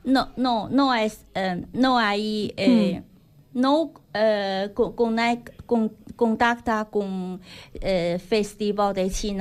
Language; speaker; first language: Spanish; non-native, learner; Chinese